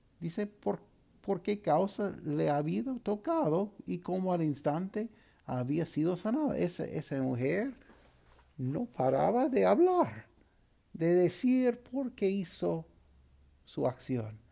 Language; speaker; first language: Spanish; non-native, fluent; English